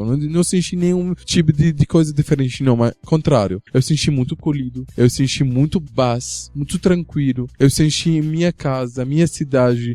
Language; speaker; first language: Portuguese; non-native, learner; Arabic